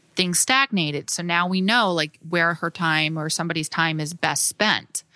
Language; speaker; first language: English; native; English